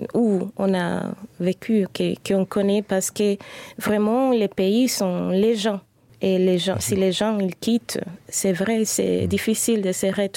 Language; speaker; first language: French; non-native, fluent; Spanish